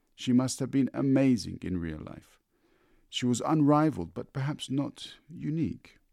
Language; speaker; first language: English; native; English